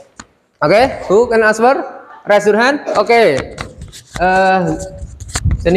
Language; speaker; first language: English; non-native, fluent; Indonesian